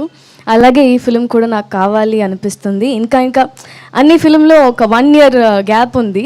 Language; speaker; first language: Telugu; non-native, learner; Tamil